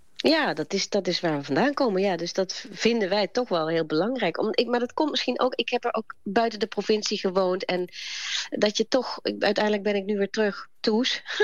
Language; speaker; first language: Dutch; native; Dutch